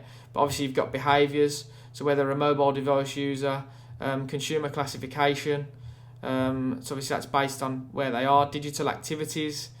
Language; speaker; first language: English; native; English